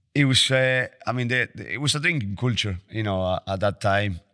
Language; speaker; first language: English; non-native, fluent; Spanish